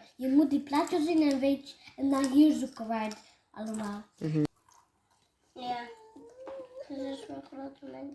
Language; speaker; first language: Dutch; early bilingual, other home language; Tigrinya